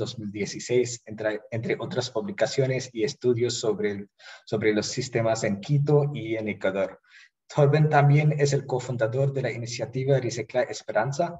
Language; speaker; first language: Spanish; non-native, fluent; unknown